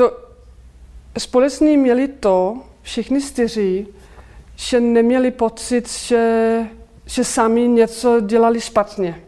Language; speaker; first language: Czech; non-native, fluent; Danish